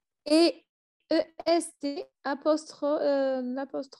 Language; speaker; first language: French; non-native, learner; Arabic